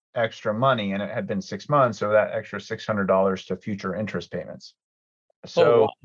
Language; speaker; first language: English; early bilingual, other home language; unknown